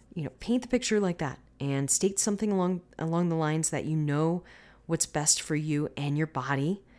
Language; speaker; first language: English; native; English